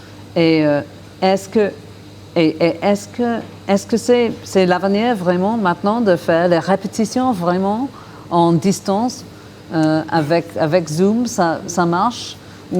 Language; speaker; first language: French; non-native, fluent; English